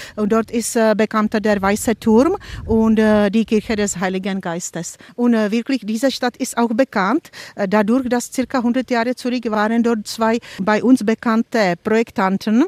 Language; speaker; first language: German; non-native, fluent; Czech